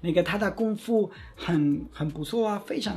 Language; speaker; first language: Chinese; non-native, fluent; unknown